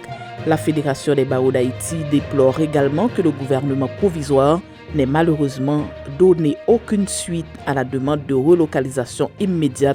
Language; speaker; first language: French; non-native, local second language; Haitian Creole